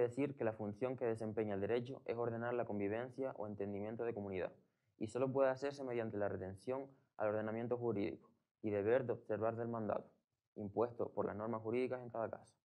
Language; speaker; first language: Spanish; native; Spanish